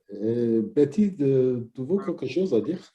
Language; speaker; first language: French; non-native, learner; English